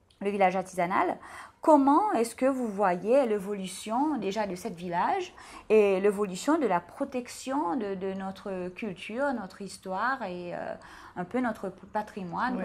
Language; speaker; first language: French; non-native, local second language; Seselwa Creole French